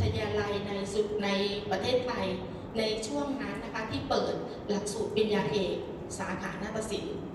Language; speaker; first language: Thai; non-native, local second language; Northeastern Thai